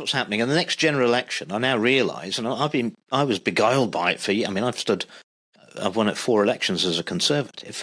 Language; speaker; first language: English; native; English